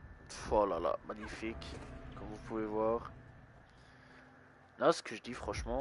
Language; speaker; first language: French; native; French